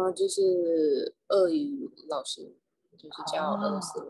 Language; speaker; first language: Chinese; non-native, fluent; Russian